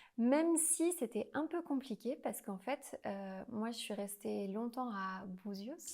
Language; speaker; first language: French; native; French